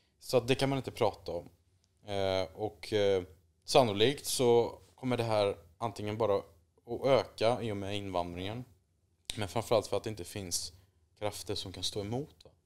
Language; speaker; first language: Swedish; native; Swedish